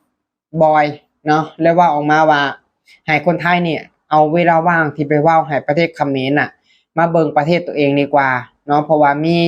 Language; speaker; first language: Thai; non-native, local second language; Lao